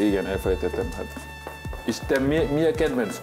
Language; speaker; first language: Hungarian; non-native, learner; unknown